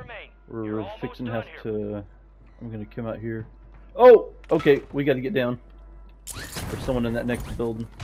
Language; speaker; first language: English; native; English